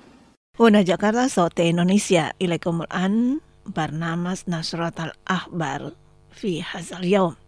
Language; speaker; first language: Arabic; non-native, fluent; Indonesian